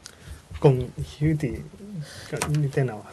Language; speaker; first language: Vietnamese; non-native, fluent; Japanese